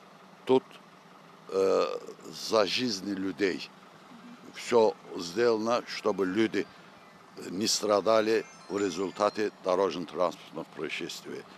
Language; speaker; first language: Russian; non-native, local second language; Azerbaijani